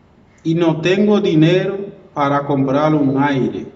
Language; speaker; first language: Spanish; non-native, fluent; Haitian Creole